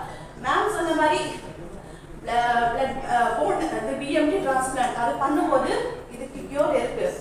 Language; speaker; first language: Tamil; native; Tamil